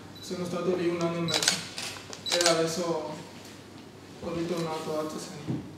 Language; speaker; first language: Italian; non-native, fluent; Spanish